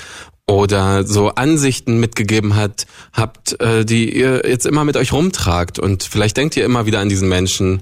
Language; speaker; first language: German; native; German